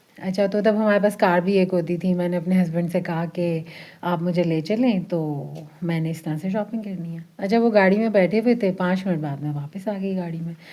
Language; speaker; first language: Urdu; early bilingual, heritage; Urdu